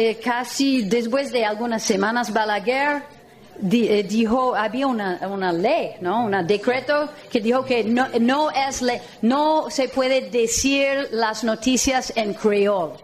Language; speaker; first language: Spanish; non-native, fluent; English